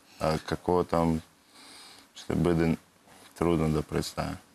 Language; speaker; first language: Bulgarian; non-native, learner; Russian